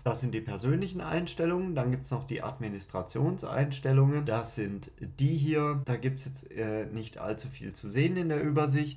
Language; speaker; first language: German; native; German